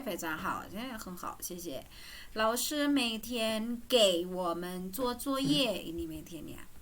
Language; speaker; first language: Chinese; non-native, fluent; Indonesian